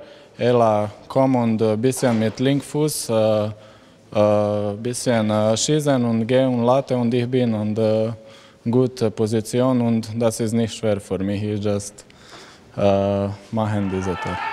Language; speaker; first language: German; non-native, learner; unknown